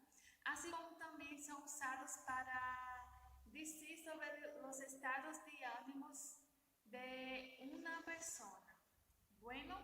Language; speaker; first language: Spanish; non-native, learner; Portuguese